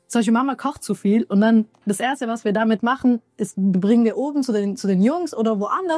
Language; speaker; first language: German; early bilingual, other home language; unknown